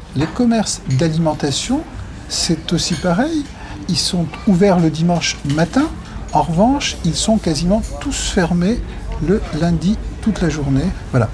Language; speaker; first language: French; native; French